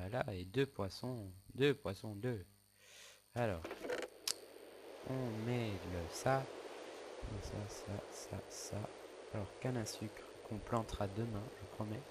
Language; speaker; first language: French; native; French